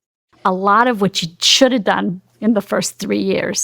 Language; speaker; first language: English; native; English